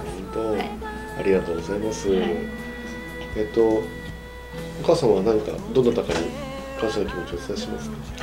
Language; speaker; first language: Japanese; native; Japanese